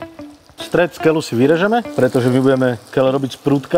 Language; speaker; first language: Slovak; native; Slovak